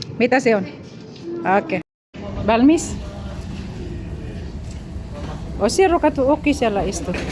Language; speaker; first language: Finnish; non-native, learner; Bikol